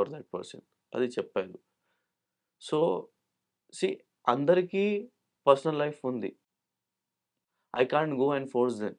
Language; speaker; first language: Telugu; non-native, local second language; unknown